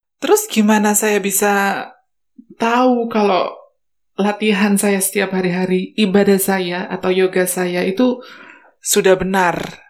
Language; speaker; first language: Indonesian; native; Indonesian